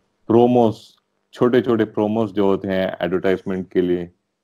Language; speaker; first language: Hindi; non-native, local second language; Telugu